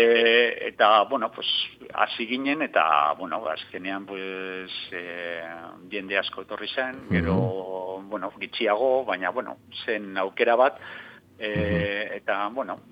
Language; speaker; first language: Basque; non-native, local second language; Spanish